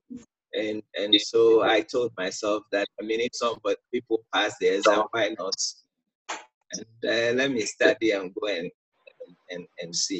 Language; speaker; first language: English; non-native, local second language; Akan